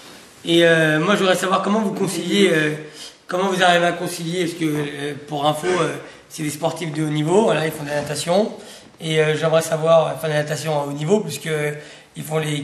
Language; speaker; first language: French; native; French